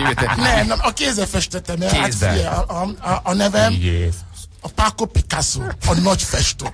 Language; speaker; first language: Hungarian; non-native, learner; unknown